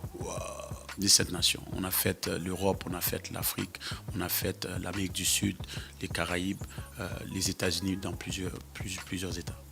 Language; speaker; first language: French; early bilingual, heritage; Haitian Creole